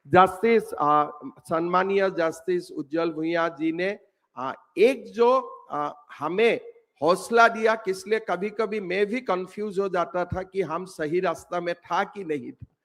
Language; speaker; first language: Hindi; non-native, local second language; Assamese